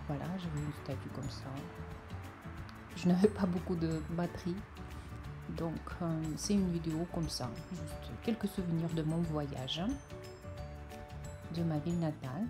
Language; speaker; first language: French; non-native, fluent; Russian